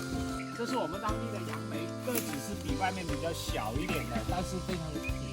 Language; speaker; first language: Chinese; non-native, local second language; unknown